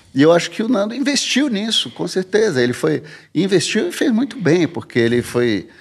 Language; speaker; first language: Portuguese; early bilingual, heritage; Portuguese